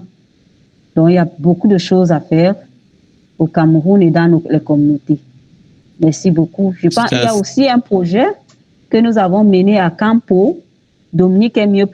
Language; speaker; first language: French; native; French